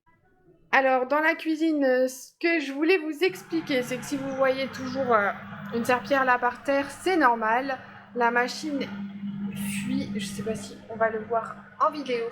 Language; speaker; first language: French; native; French